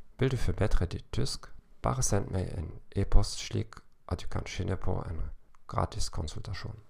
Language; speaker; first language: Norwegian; non-native, learner; German